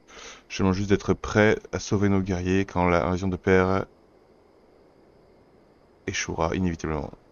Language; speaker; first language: French; native; French